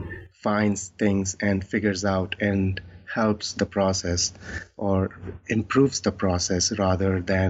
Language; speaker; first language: English; non-native, local second language; Hindi